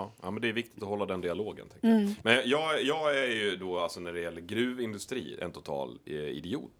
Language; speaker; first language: Swedish; native; Swedish